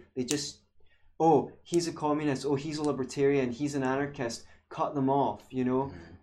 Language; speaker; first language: English; native; English